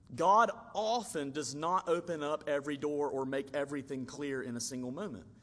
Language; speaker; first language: English; native; English